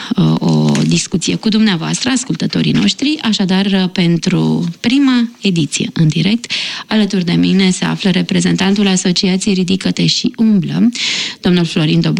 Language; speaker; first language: Romanian; native; Romanian